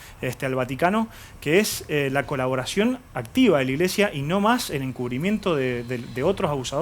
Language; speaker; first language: Spanish; native; Spanish